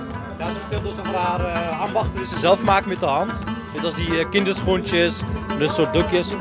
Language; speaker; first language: Dutch; early bilingual, other home language; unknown